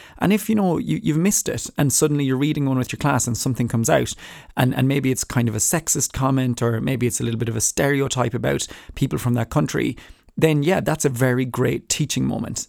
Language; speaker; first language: English; native; English